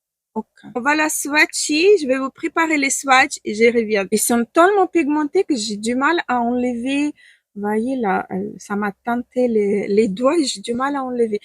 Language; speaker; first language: French; non-native, fluent; Ukrainian